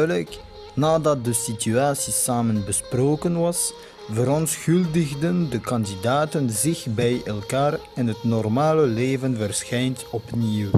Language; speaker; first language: Dutch; non-native, fluent; French